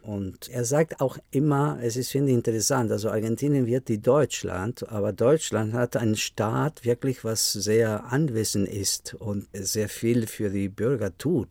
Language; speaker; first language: German; non-native, fluent; Spanish